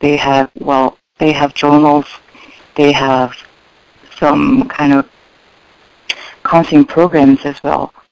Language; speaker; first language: English; non-native, fluent; Korean